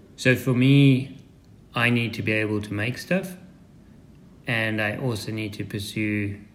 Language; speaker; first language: English; native; English